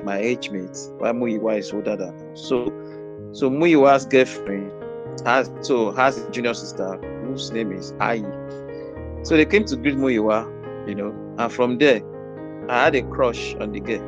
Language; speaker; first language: English; non-native, local second language; Yoruba